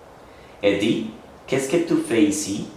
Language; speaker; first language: French; non-native, learner; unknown